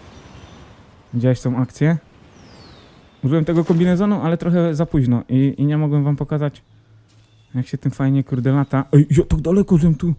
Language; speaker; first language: Polish; native; Polish